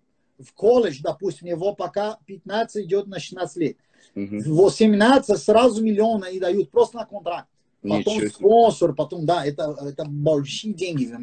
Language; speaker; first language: Russian; non-native, fluent; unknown